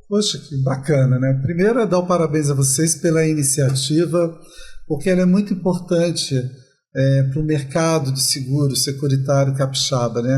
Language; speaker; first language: Portuguese; native; Portuguese